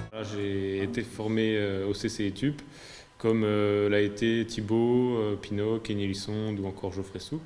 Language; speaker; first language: French; native; French